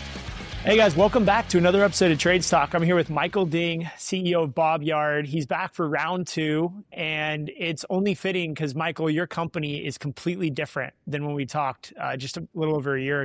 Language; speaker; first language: English; native; English